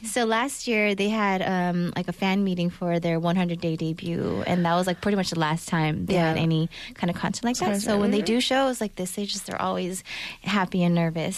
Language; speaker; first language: English; early bilingual, other home language; Korean